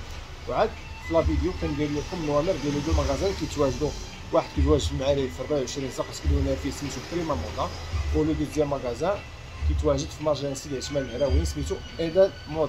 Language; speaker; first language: Arabic; native; Arabic